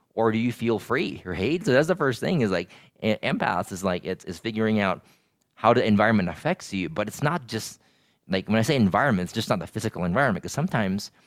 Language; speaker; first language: English; non-native, local second language; Filipino